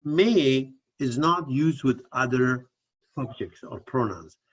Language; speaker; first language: English; non-native, fluent; Persian